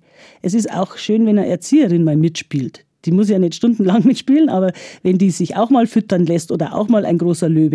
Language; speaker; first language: German; native; German